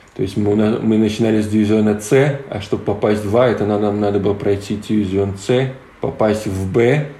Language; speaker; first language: Russian; non-native, local second language; Polish